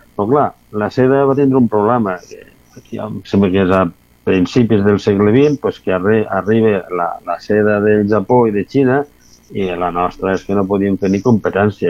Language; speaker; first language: Catalan; native; Catalan